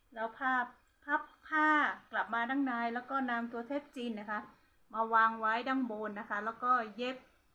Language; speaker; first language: Thai; non-native, local second language; Hmong